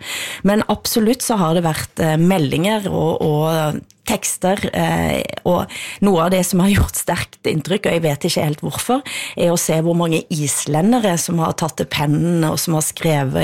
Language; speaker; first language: Norwegian; native; Norwegian